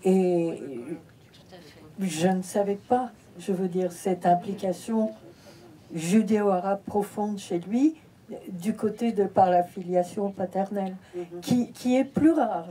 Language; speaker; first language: French; early bilingual, heritage; French